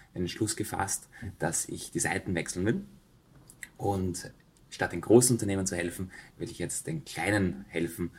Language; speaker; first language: German; native; German